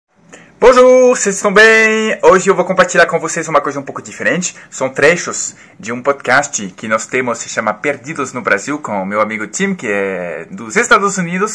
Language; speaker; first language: Portuguese; non-native, fluent; French